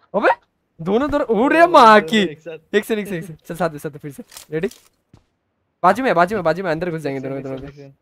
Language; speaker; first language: Hindi; non-native, local second language; Bangla